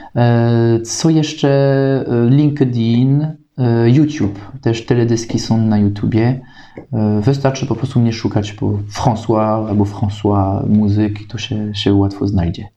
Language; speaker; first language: Polish; non-native, fluent; French